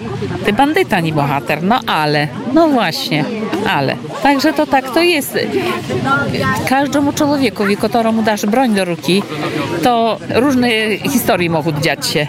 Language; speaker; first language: Polish; non-native, local second language; Belarusian